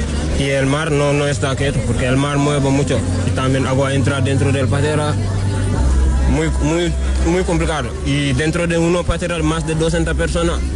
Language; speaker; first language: Spanish; non-native, learner; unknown